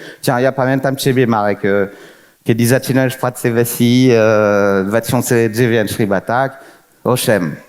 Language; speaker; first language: Polish; non-native, fluent; French